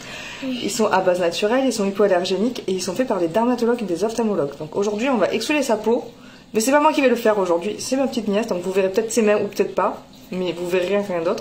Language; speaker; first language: French; native; French